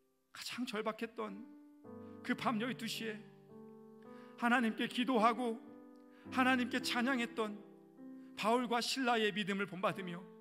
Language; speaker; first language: Korean; native; Korean